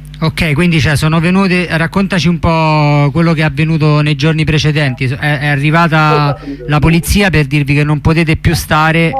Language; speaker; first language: Italian; native; Italian